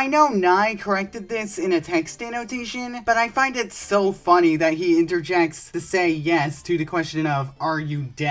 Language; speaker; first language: English; native; English